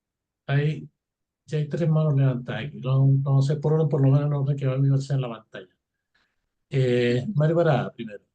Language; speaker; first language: Spanish; native; Spanish